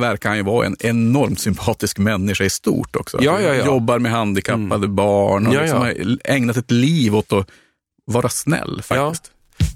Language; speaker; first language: Swedish; native; Swedish